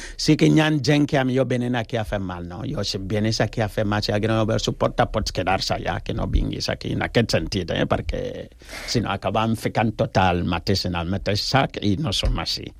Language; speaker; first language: Catalan; non-native, fluent; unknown